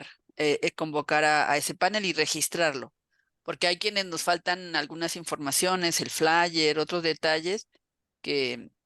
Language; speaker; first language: Spanish; native; Spanish